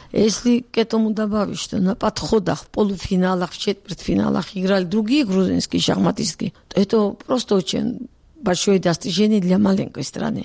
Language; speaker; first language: Russian; non-native, local second language; Georgian